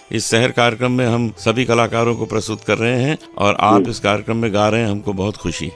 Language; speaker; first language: Hindi; native; Hindi